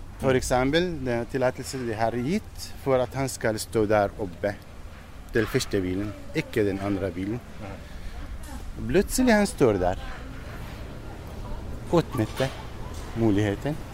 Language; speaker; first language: Norwegian; non-native, learner; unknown